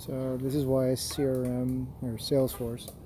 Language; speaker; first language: English; native; English